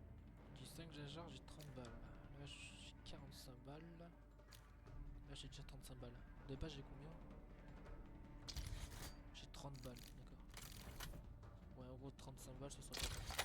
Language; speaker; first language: French; native; French